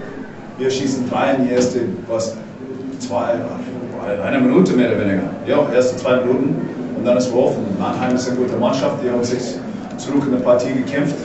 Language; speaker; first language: German; non-native, fluent; English